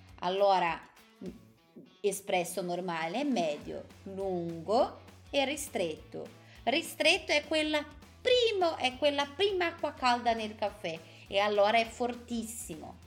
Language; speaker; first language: Italian; non-native, fluent; Portuguese